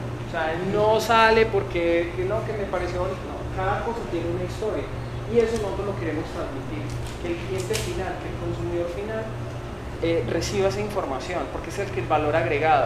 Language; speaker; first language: Spanish; native; Spanish